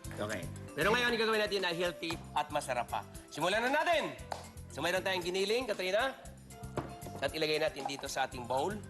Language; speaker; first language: Filipino; non-native, local second language; Cebuano